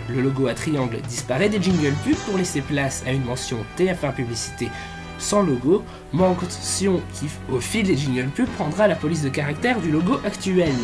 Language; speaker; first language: French; native; French